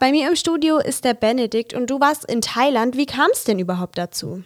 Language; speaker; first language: German; native; German